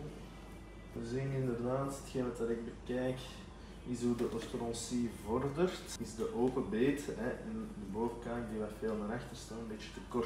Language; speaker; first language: Dutch; native; Dutch